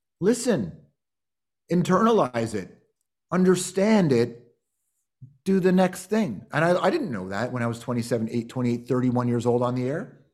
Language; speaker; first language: English; native; English